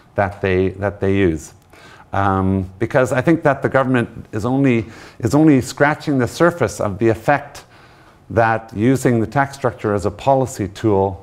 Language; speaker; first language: English; native; English